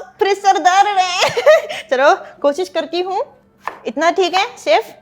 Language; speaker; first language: Hindi; non-native, fluent; Japanese